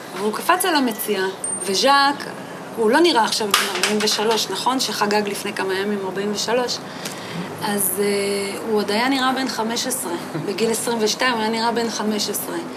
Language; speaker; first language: Hebrew; native; Hebrew